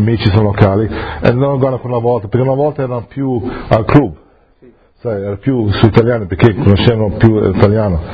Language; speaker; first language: Italian; early bilingual, heritage; English